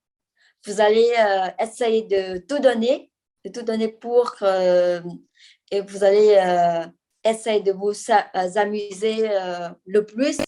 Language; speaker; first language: French; non-native, fluent; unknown